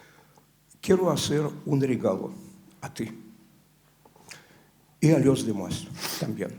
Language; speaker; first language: Spanish; non-native, learner; Russian